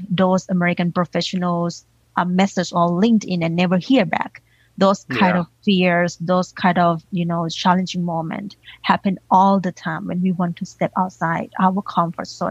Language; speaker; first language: English; non-native, fluent; Thai